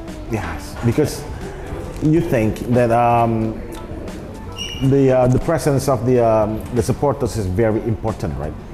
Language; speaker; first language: English; non-native, fluent; Indonesian